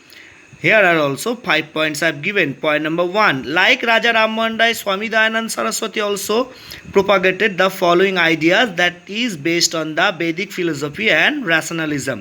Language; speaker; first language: English; non-native, local second language; Bangla